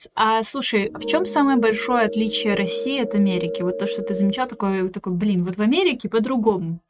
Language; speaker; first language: Russian; non-native, fluent; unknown